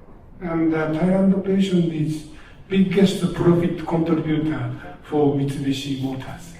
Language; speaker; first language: English; non-native, learner; Japanese